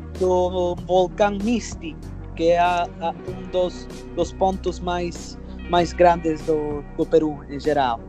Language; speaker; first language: Portuguese; non-native, fluent; Spanish